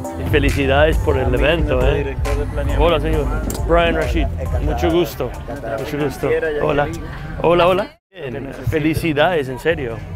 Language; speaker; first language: Spanish; non-native, fluent; English